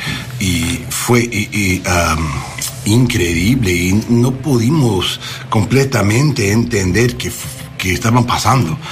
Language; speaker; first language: Spanish; non-native, learner; English